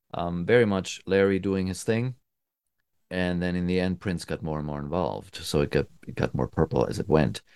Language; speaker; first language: English; non-native, fluent; German